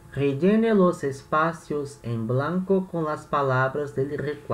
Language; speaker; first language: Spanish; non-native, fluent; Portuguese